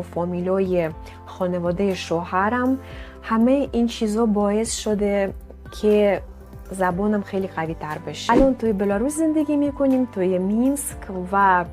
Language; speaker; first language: Persian; non-native, fluent; Russian